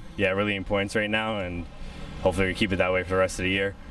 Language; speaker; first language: English; native; English